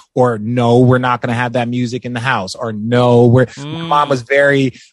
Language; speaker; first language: English; native; English